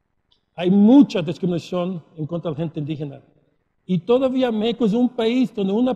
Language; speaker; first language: Spanish; early bilingual, heritage; Spanish